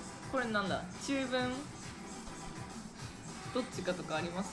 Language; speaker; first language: Japanese; native; Japanese